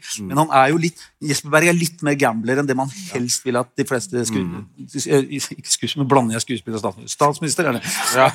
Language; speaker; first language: Norwegian; native; Norwegian